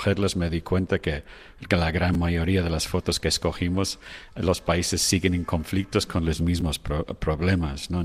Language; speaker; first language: Spanish; non-native, fluent; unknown